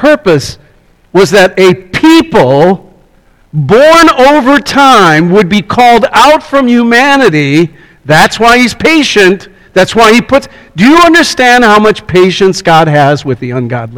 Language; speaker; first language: English; native; English